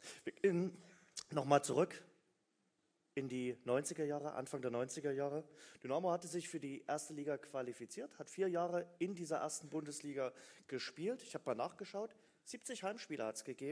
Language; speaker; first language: German; native; German